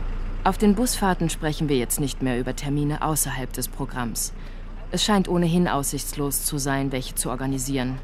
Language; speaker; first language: German; native; German